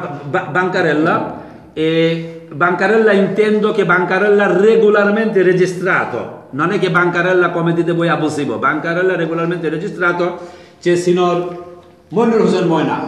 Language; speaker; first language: Italian; non-native, learner; Bangla